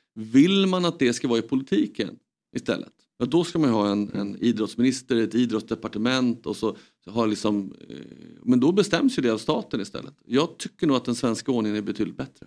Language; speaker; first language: Swedish; native; Swedish